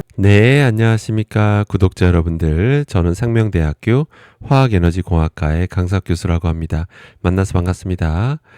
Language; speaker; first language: Korean; native; Korean